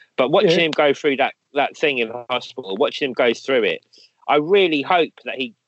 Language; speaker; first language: English; native; English